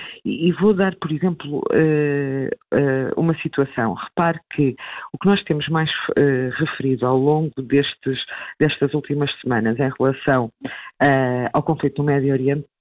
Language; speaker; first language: Portuguese; native; Portuguese